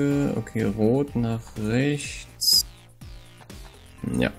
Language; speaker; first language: German; native; German